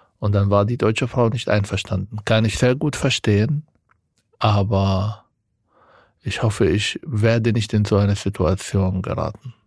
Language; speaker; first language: German; non-native, fluent; Arabic